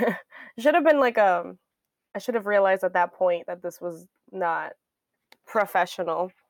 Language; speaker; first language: English; native; English